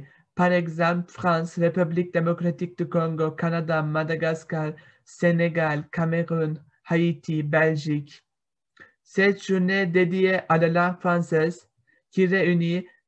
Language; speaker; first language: French; non-native, learner; Turkish